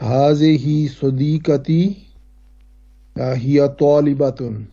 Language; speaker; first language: Arabic; non-native, learner; Urdu